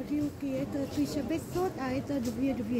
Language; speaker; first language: Russian; non-native, learner; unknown